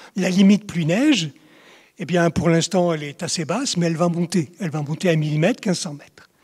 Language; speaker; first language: French; native; French